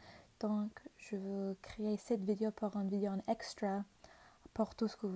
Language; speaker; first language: French; non-native, learner; English